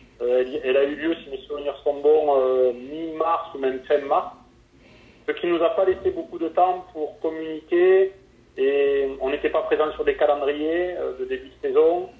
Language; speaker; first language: French; native; French